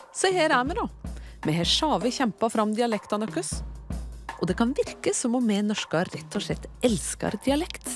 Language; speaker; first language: Norwegian; native; Norwegian